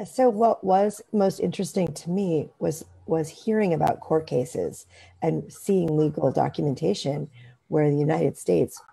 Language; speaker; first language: English; native; English